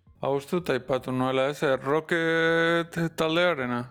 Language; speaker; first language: Basque; non-native, local second language; Spanish